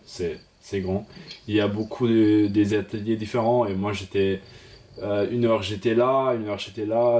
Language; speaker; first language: French; non-native, learner; German